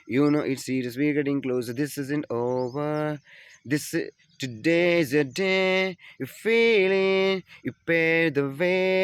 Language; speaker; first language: English; non-native, local second language; Telugu